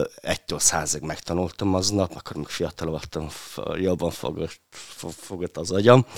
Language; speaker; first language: Hungarian; non-native, fluent; Mongolian